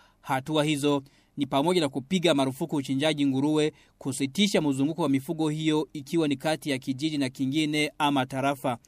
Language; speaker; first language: Swahili; non-native, local second language; Rundi